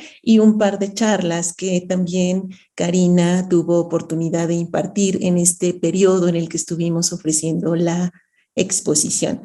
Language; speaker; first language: Spanish; native; Spanish